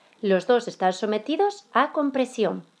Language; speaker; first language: Spanish; native; Spanish